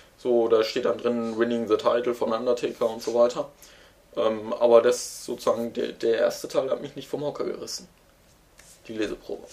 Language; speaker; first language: German; native; German